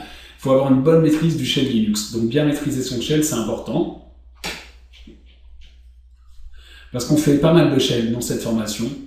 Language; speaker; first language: French; native; French